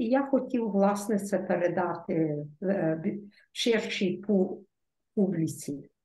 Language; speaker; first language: Ukrainian; early bilingual, heritage; Ukrainian